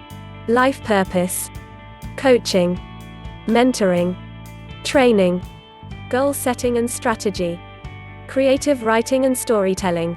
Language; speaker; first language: English; native; English